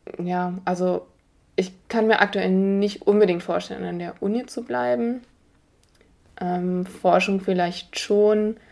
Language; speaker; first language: German; native; German